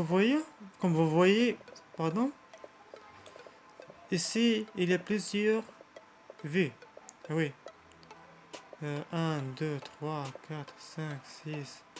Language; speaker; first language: French; non-native, learner; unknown